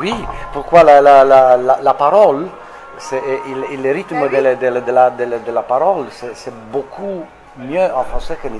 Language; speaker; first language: French; non-native, fluent; Italian